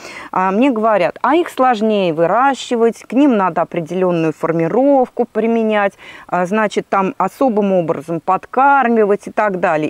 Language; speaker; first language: Russian; native; Russian